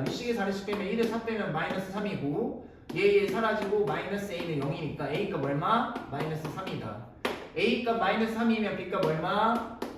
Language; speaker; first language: Korean; native; Korean